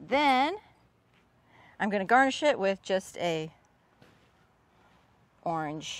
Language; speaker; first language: English; native; English